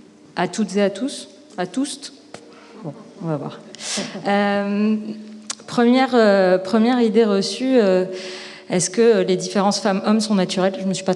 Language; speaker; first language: French; native; French